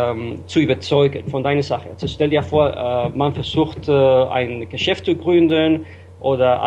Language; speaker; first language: German; non-native, fluent; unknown